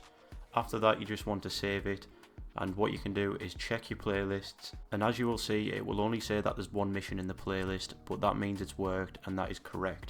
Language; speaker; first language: English; native; English